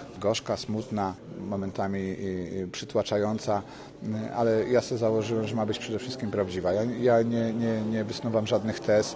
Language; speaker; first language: Polish; native; Polish